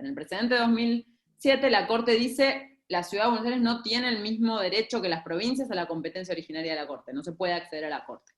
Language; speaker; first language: Spanish; native; Spanish